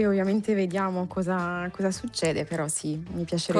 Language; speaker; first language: Italian; non-native, fluent; French